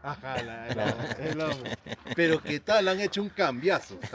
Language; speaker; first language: Spanish; native; Spanish